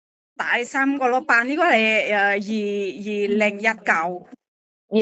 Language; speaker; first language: Cantonese; non-native, fluent; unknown